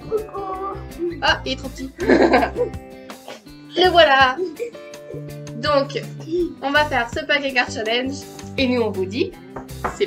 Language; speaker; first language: French; native; French